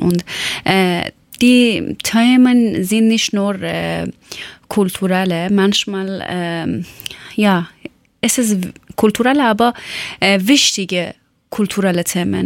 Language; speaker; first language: German; non-native, learner; Persian